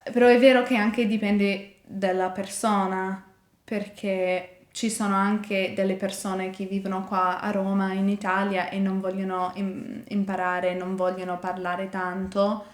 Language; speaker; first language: Italian; non-native, fluent; English